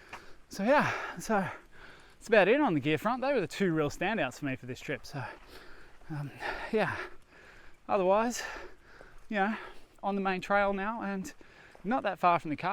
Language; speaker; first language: English; native; English